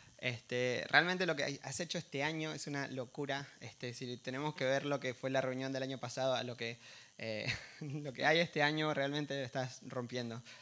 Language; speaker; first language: Spanish; native; Spanish